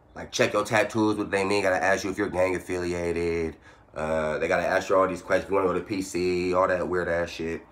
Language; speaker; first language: English; native; English